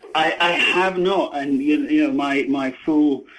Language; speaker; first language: English; native; English